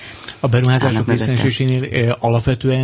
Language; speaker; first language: Hungarian; native; Hungarian